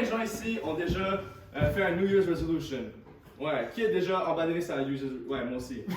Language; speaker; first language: French; native; French